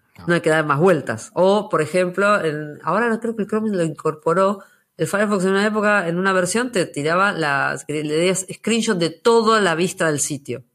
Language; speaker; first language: Spanish; native; Spanish